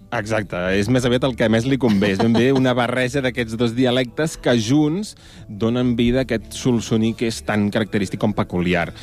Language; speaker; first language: Catalan; native; Catalan